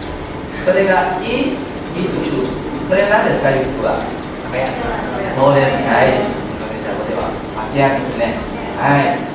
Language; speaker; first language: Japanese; non-native, fluent; Indonesian